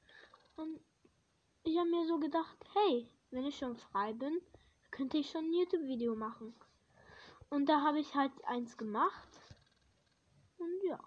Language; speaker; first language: German; early bilingual, other home language; Hungarian